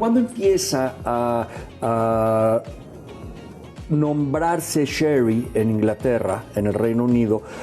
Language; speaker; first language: Spanish; native; Spanish